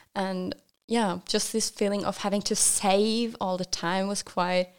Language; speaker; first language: English; non-native, fluent; Norwegian